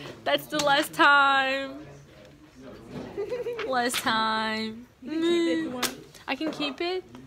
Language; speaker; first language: English; non-native, fluent; Portuguese